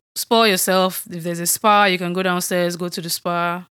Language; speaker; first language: English; non-native, local second language; Yoruba